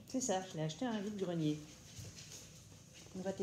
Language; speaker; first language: French; native; French